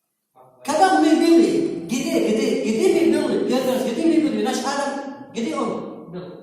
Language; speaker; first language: Russian; non-native, learner; Arabic